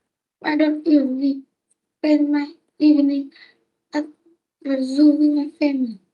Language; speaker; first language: English; non-native, learner; Vietnamese